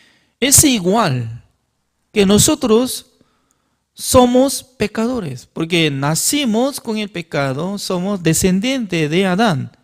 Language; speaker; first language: Spanish; non-native, learner; Korean